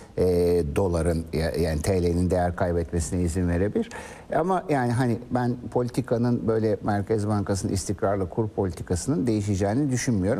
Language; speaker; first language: Turkish; native; Turkish